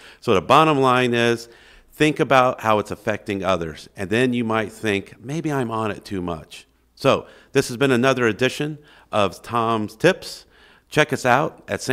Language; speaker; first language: English; native; English